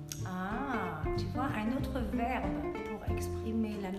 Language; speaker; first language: French; native; French